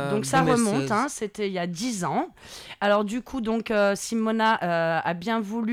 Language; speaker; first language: French; native; French